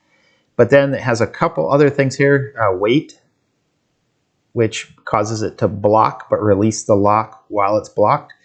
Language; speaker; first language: English; native; English